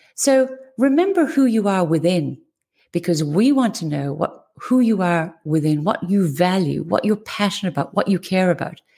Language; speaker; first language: English; native; English